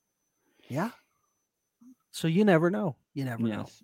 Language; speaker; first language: English; native; English